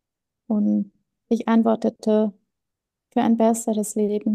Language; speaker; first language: German; early bilingual, other home language; Vietnamese